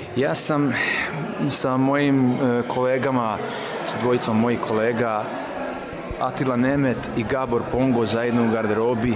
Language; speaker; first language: Serbian; non-native, local second language; Hungarian